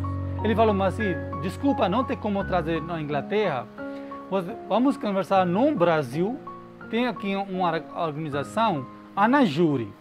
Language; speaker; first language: Portuguese; non-native, learner; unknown